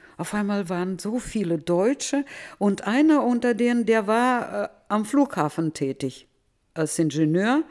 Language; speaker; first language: German; early bilingual, heritage; Russian